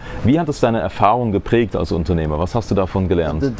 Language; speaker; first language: German; native; German